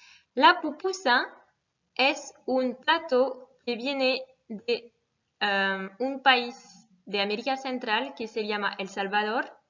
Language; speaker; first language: Spanish; non-native, fluent; French